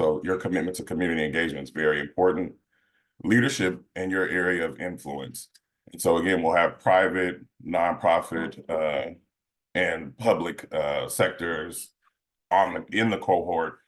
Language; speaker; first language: English; native; English